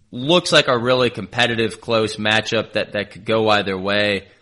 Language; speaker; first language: English; native; English